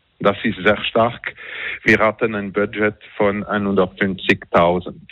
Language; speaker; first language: German; non-native, learner; French